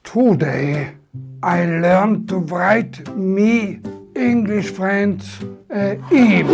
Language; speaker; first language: English; non-native, learner; German